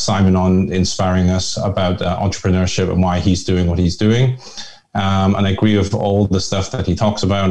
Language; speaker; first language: English; early bilingual, other home language; Hakka Chinese